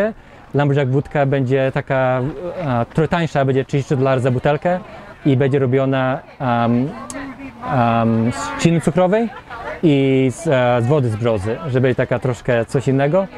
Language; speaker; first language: Polish; early bilingual, heritage; Polish